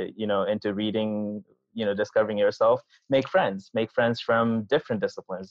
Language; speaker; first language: English; non-native, local second language; Nepali